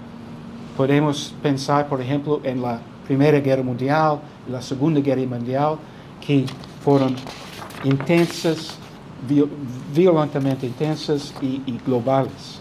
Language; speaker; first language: Spanish; non-native, fluent; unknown